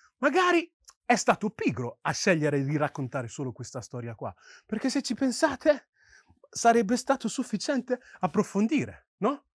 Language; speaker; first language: Italian; early bilingual, other home language; Yoruba